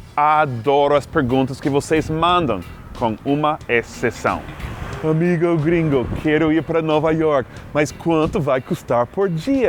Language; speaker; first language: Portuguese; non-native, fluent; English